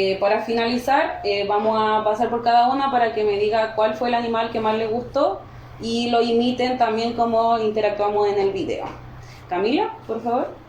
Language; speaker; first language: Spanish; native; Spanish